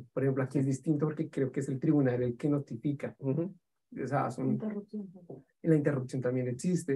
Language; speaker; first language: Spanish; native; Spanish